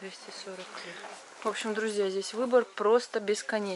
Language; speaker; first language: Russian; native; Russian